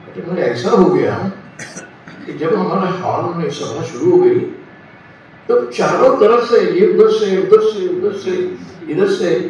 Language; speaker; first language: Hindi; non-native, local second language; Marathi